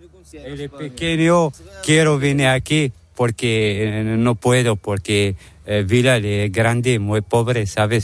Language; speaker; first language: Spanish; non-native, learner; Arabic